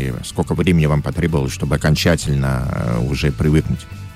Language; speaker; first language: Russian; native; Russian